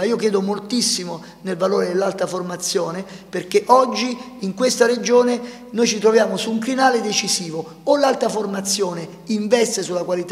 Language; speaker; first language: Italian; native; Italian